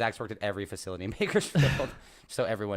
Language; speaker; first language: English; native; English